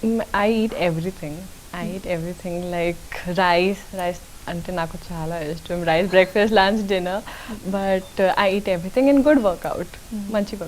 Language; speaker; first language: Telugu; non-native, local second language; Urdu